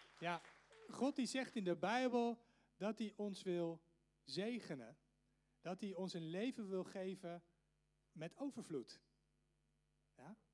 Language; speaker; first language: Dutch; native; Dutch